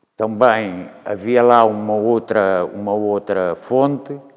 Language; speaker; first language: Portuguese; native; Portuguese